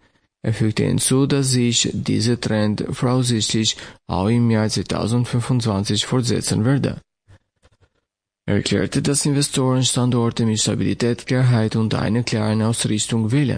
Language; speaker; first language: German; non-native, fluent; Albanian